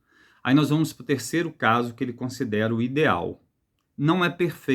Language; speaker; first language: Portuguese; native; Portuguese